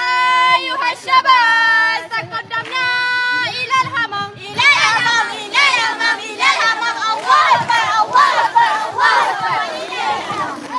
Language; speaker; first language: Arabic; non-native, learner; Malay